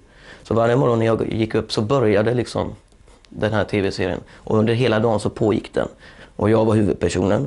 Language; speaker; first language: Swedish; native; Swedish